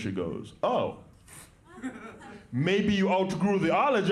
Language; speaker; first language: English; non-native, local second language; Ganda